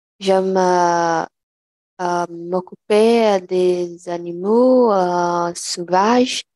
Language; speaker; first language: French; non-native, learner; Portuguese